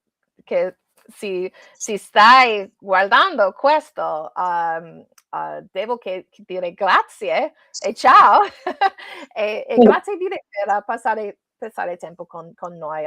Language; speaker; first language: Italian; non-native, learner; English